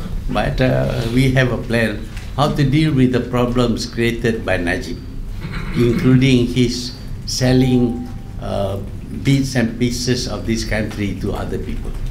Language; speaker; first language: English; non-native, local second language; Malay